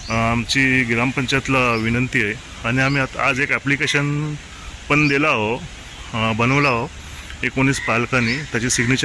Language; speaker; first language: Marathi; non-native, local second language; Urdu